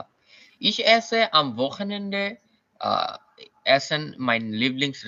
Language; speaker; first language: German; non-native, learner; Bangla